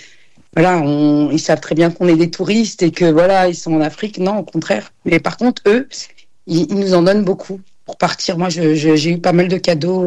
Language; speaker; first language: French; non-native, local second language; Arabic